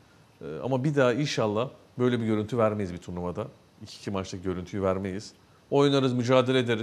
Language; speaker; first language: Turkish; native; Turkish